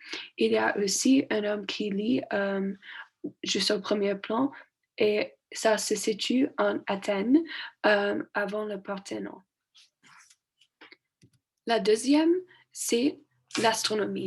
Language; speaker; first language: French; non-native, learner; English